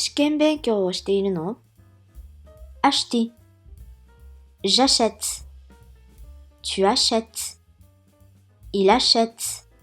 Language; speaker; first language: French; non-native, fluent; Japanese